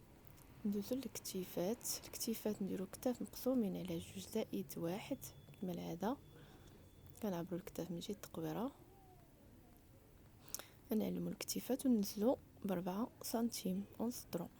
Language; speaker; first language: Arabic; native; Arabic